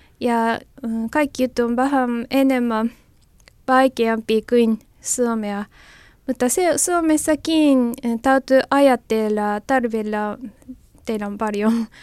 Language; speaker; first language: Finnish; non-native, learner; Japanese